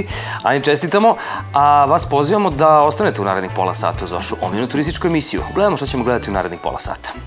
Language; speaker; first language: Serbian; native; Serbian